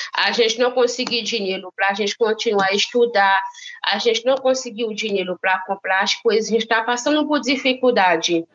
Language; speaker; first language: Portuguese; non-native, learner; Haitian Creole